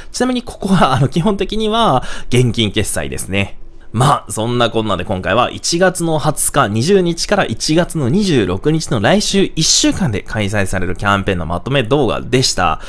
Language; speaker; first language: Japanese; native; Japanese